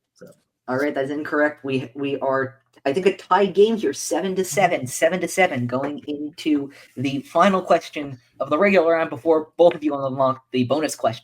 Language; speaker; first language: English; native; English